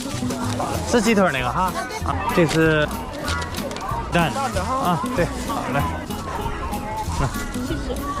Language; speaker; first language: Chinese; native; Chinese